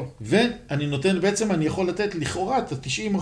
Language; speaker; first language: Hebrew; native; Hebrew